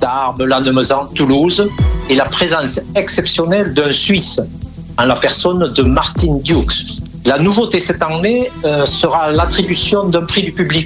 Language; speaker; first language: French; native; French